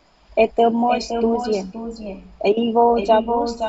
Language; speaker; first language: Russian; non-native, learner; Vietnamese